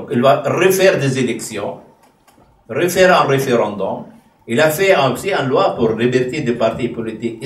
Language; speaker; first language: French; non-native, fluent; Arabic